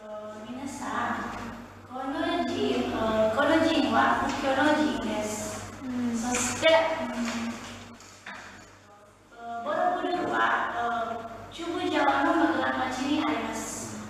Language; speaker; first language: Japanese; non-native, learner; Indonesian